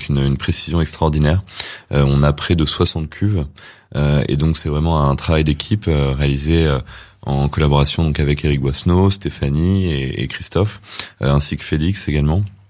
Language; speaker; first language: French; native; French